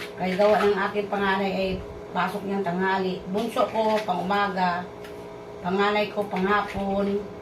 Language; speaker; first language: Filipino; native; Filipino